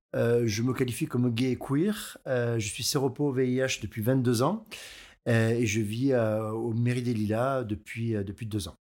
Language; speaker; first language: French; native; French